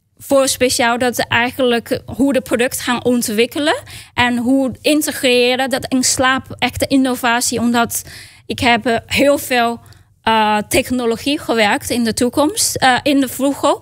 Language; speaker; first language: Dutch; non-native, fluent; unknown